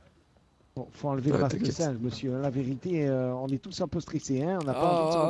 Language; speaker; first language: French; native; French